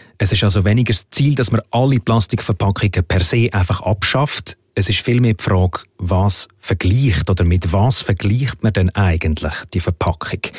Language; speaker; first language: German; native; German